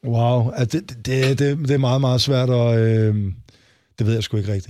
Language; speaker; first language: Danish; native; Danish